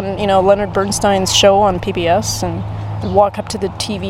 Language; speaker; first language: English; native; English